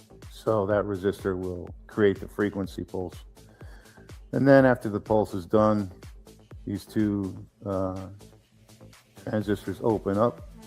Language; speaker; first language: English; native; English